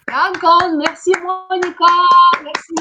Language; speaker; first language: French; non-native, learner; Ukrainian